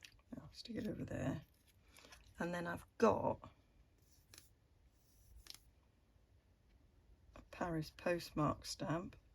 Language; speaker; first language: English; native; English